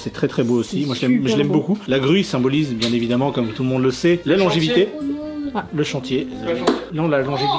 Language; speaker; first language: French; native; French